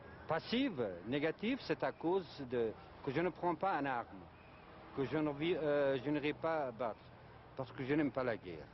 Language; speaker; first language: French; non-native, fluent; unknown